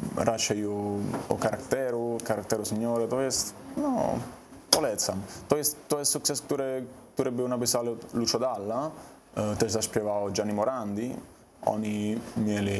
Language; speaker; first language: Polish; non-native, learner; Italian